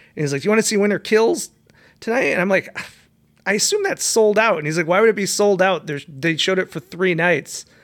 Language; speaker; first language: English; native; English